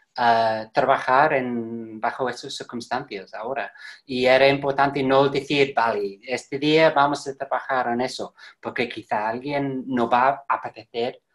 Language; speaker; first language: Spanish; non-native, fluent; English